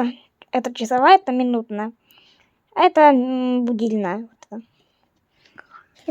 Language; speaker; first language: Russian; non-native, fluent; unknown